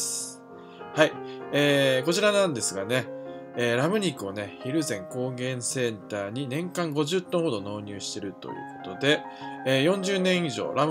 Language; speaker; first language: Japanese; native; Japanese